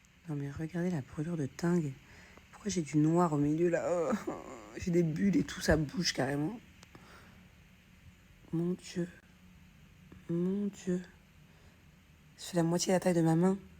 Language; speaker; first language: French; native; French